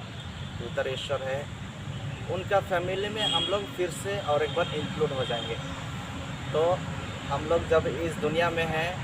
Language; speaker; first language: Hindi; non-native, local second language; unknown